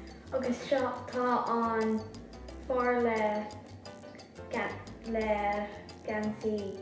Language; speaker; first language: Irish; non-native, local second language; English